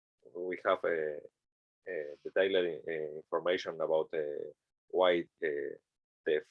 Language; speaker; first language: English; non-native, learner; Spanish